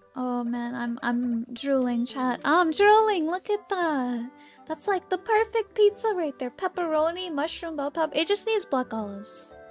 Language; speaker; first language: English; native; English